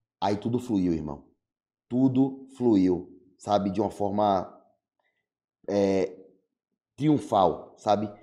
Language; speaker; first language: Portuguese; native; Portuguese